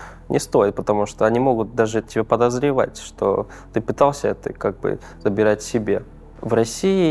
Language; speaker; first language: Russian; non-native, fluent; Korean